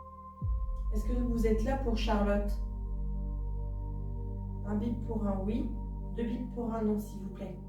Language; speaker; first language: French; native; French